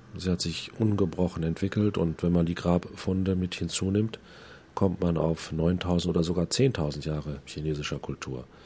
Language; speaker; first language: German; native; German